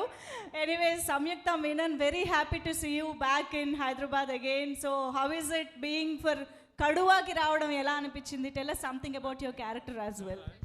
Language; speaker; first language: Telugu; native; Telugu